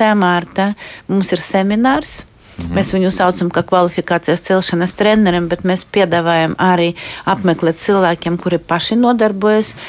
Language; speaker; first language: Latvian; non-native, local second language; Russian